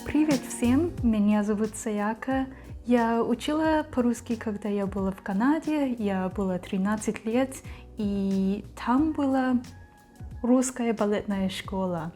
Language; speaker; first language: Russian; non-native, learner; Japanese